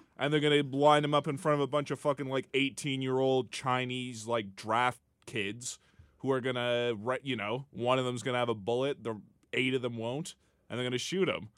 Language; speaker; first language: English; native; English